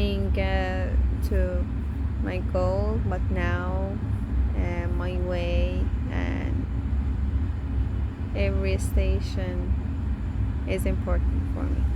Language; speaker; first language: English; non-native, learner; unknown